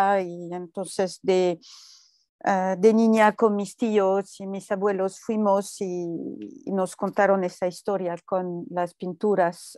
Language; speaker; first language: Spanish; non-native, fluent; French